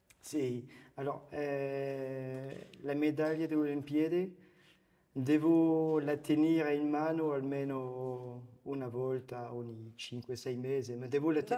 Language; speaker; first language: Italian; non-native, fluent; French